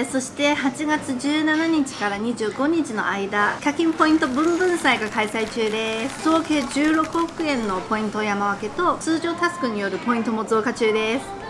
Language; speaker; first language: Japanese; non-native, fluent; Chinese